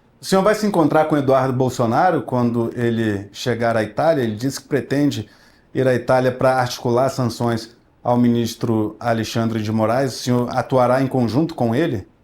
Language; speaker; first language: Portuguese; native; Portuguese